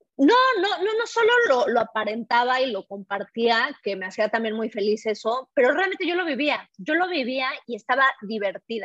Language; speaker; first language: Spanish; native; Spanish